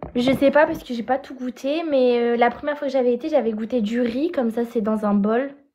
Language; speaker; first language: French; native; French